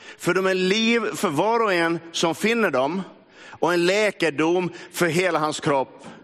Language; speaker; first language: Swedish; native; Swedish